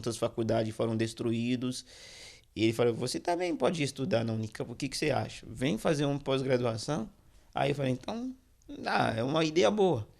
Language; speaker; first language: Portuguese; non-native, fluent; Haitian Creole